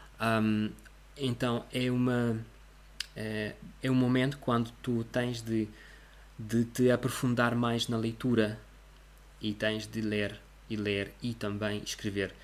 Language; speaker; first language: Portuguese; non-native, fluent; Russian